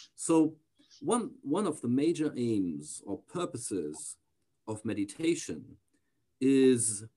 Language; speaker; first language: English; non-native, fluent; German